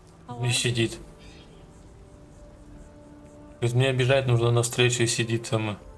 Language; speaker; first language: Russian; native; Russian